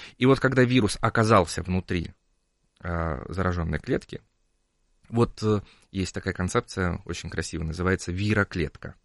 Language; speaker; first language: Russian; native; Russian